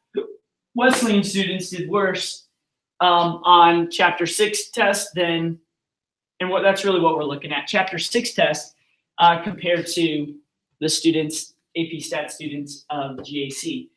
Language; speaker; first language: English; native; English